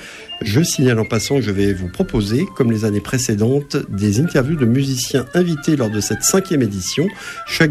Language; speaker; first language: French; native; French